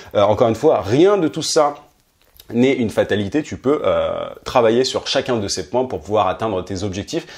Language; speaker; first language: French; native; French